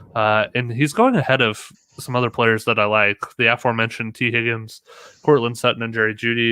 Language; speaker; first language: English; native; English